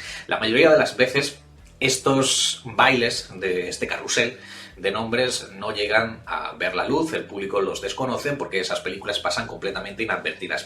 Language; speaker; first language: Spanish; native; Spanish